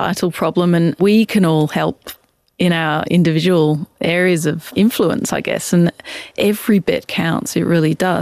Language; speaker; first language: English; native; English